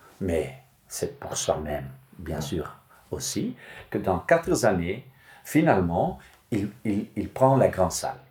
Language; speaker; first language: French; non-native, local second language; Dutch